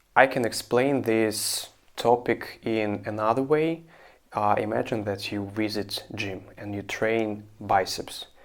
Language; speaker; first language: English; non-native, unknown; Russian